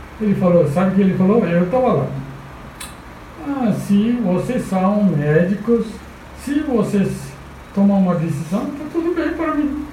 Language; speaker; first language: Portuguese; non-native, fluent; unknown